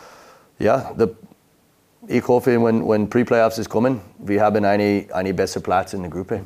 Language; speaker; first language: German; non-native, learner; English